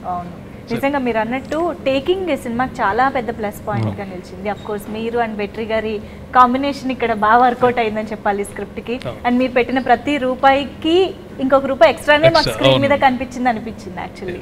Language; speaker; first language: Telugu; native; Telugu